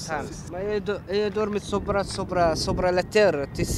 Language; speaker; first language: Italian; non-native, learner; Arabic